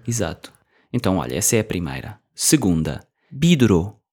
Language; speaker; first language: Portuguese; native; Portuguese